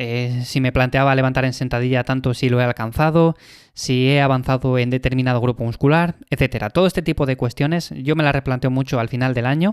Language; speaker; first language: Spanish; native; Spanish